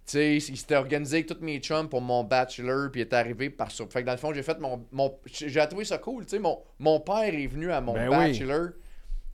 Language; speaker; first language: French; native; French